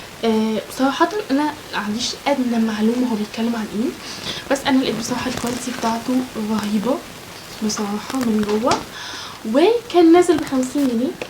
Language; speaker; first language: Arabic; native; Arabic